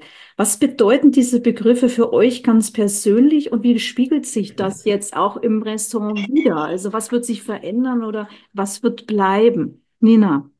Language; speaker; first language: German; native; German